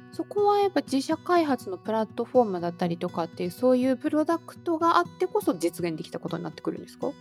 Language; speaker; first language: Japanese; native; Japanese